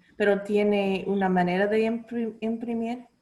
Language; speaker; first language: Spanish; non-native, learner; English